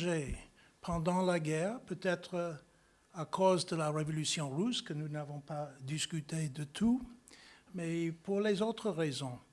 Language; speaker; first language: French; non-native, fluent; English